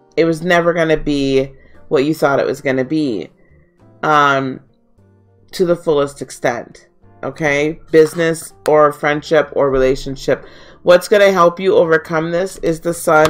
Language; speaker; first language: English; native; English